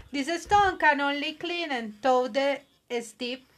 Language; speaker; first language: English; non-native, fluent; Spanish